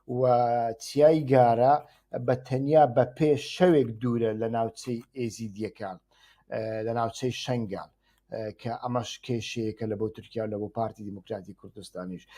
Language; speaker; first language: Central Kurdish; native; Central Kurdish